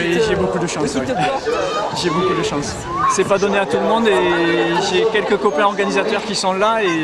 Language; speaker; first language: French; native; French